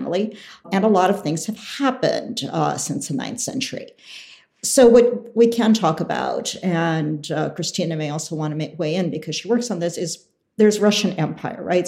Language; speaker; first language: English; early bilingual, other home language; Russian